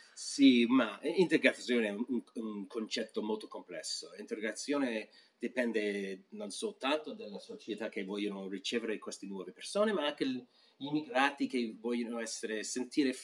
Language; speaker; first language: Italian; non-native, fluent; English